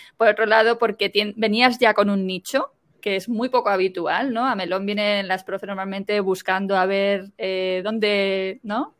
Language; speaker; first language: Spanish; native; Spanish